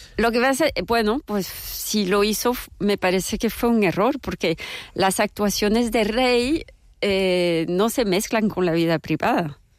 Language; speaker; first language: Spanish; non-native, fluent; French